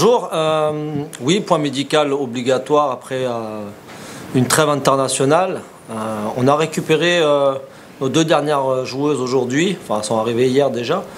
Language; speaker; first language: French; native; French